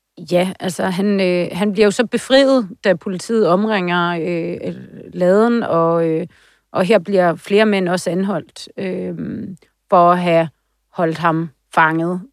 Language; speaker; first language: Danish; native; Danish